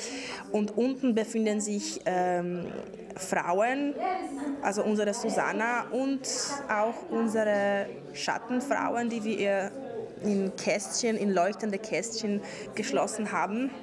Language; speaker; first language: German; non-native, fluent; Polish